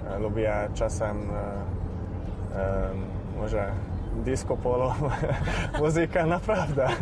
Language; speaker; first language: Polish; non-native, learner; Hungarian